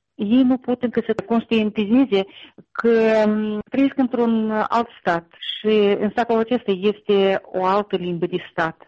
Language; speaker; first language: Romanian; non-native, local second language; Russian